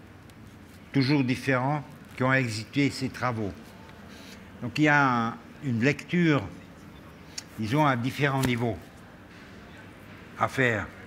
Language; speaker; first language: French; non-native, fluent; German